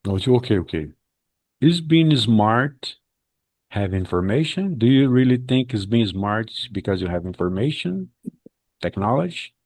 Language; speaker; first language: English; non-native, fluent; Portuguese